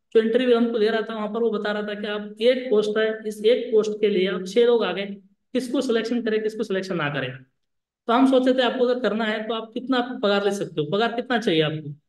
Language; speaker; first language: Hindi; non-native, local second language; Lambadi